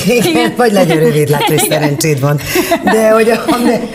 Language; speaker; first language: Hungarian; native; Hungarian